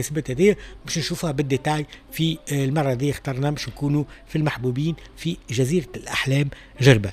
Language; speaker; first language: Arabic; native; Arabic